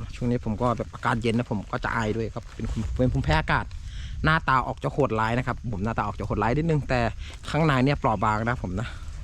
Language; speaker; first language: Thai; non-native, local second language; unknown